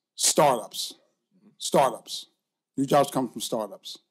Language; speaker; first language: English; native; English